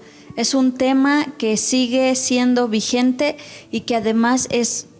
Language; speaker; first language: Spanish; native; Spanish